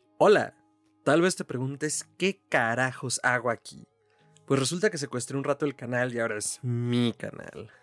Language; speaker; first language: Spanish; native; Spanish